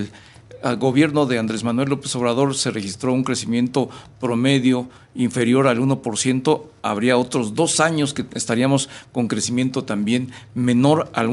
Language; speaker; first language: Spanish; native; Spanish